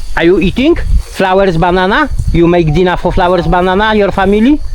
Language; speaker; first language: English; non-native, learner; Polish